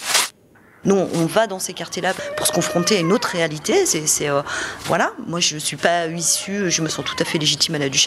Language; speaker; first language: French; native; French